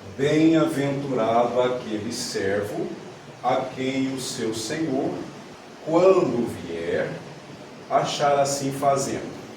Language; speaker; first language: Portuguese; native; Portuguese